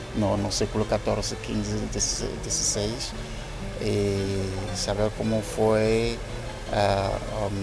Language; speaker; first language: Portuguese; non-native, learner; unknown